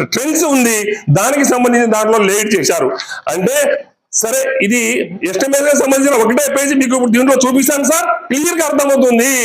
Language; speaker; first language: Telugu; native; Telugu